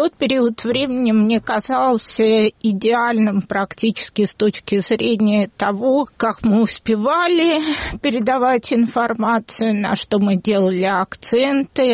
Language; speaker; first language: Russian; native; Russian